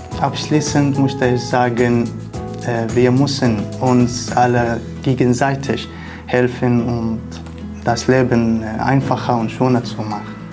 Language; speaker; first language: German; non-native, learner; Arabic